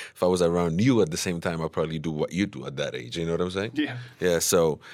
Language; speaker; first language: English; early bilingual, other home language; Amharic